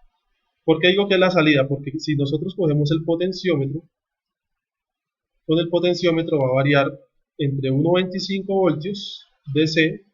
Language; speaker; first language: Spanish; native; Spanish